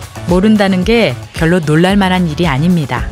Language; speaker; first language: Korean; native; Korean